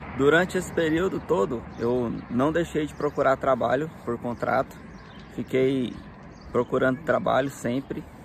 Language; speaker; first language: Portuguese; native; Portuguese